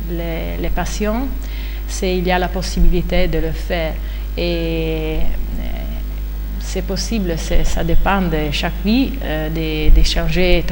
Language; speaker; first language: French; non-native, fluent; Italian